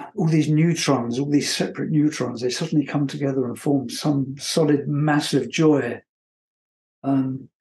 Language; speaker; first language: English; native; English